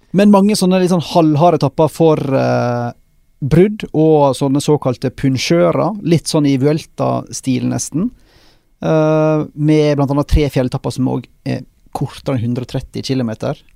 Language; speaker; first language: Norwegian; native; Norwegian